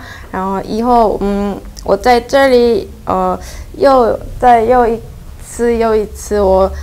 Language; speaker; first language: Chinese; non-native, learner; Korean